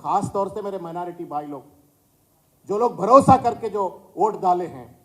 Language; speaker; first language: Hindi; non-native, local second language; Telugu